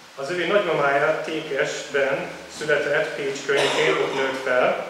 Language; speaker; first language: Hungarian; non-native, fluent; German